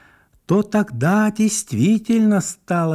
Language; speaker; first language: Russian; native; Russian